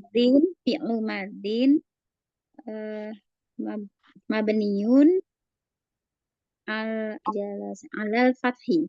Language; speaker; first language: Arabic; non-native, learner; Indonesian